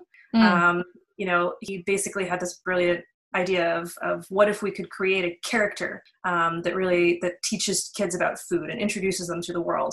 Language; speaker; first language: English; native; English